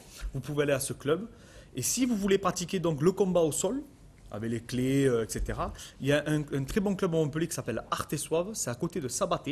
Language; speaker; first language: French; native; French